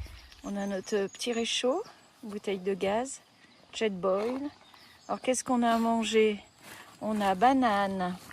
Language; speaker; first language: French; native; French